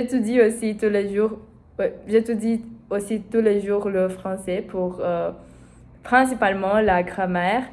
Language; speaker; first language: French; non-native, learner; Portuguese